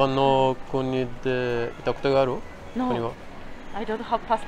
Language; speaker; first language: Japanese; native; Japanese